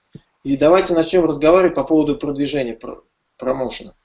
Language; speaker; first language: Russian; native; Russian